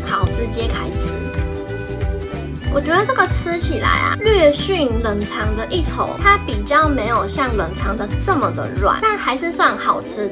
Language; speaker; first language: Chinese; native; Chinese